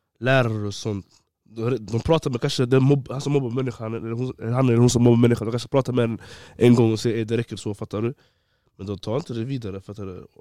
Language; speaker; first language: Swedish; early bilingual, other home language; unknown